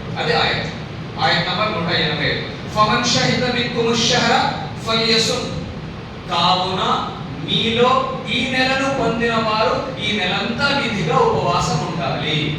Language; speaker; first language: Telugu; non-native, local second language; Urdu